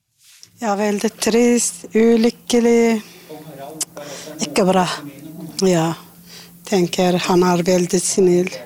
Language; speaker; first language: Norwegian; non-native, learner; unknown